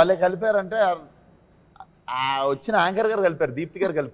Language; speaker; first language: Telugu; native; Telugu